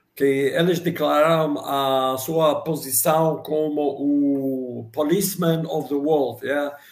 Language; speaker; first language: Portuguese; non-native, fluent; Russian